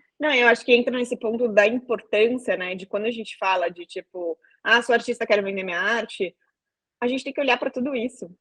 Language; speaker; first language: Portuguese; native; Portuguese